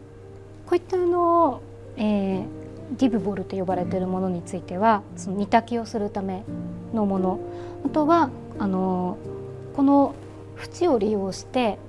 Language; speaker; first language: Japanese; native; Japanese